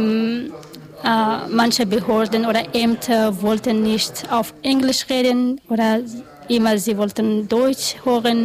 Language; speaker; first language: German; non-native, learner; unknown